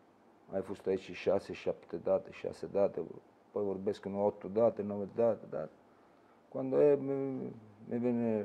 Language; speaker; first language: Romanian; non-native, learner; Italian